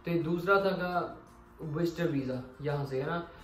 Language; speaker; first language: Hindi; non-native, local second language; Punjabi